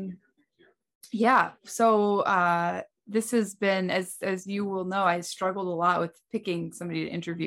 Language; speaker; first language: English; native; English